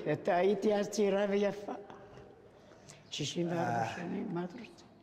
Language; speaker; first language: Hebrew; non-native, fluent; Spanish